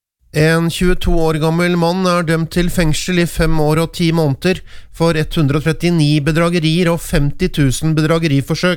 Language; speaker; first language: Norwegian; native; Norwegian